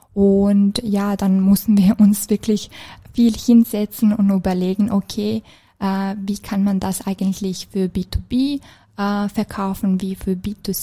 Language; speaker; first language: German; non-native, fluent; Serbian